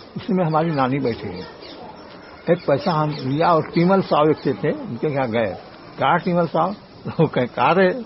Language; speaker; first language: Hindi; native; Hindi